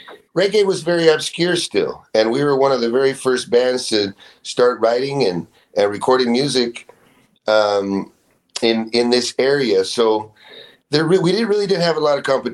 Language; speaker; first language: English; native; English